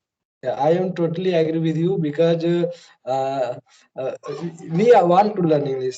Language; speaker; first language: English; non-native, learner; Hindi